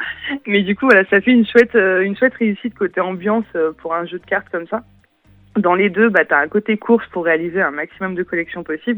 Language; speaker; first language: French; native; French